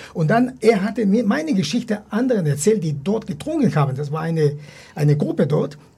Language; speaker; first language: German; non-native, fluent; Spanish